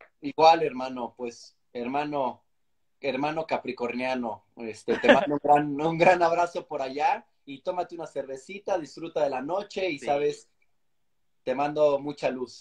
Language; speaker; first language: Spanish; native; Spanish